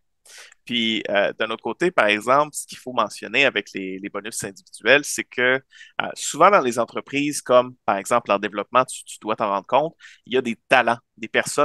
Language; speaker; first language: French; native; French